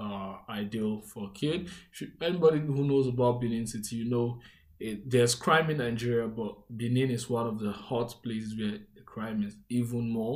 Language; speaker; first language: English; non-native, local second language; Igbo